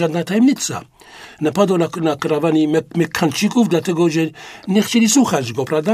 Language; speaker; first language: Polish; non-native, fluent; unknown